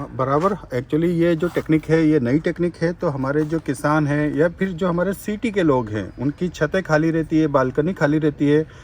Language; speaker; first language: Hindi; native; Hindi